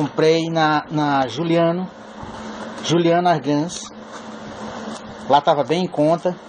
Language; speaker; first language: Portuguese; native; Portuguese